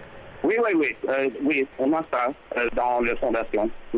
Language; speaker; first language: French; non-native, fluent; English